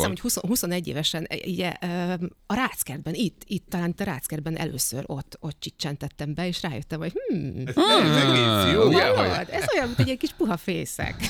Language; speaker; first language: Hungarian; native; Hungarian